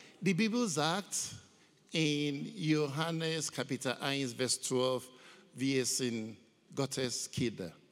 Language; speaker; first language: German; non-native, learner; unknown